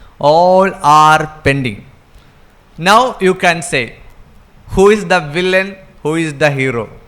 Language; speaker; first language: English; non-native, local second language; Malayalam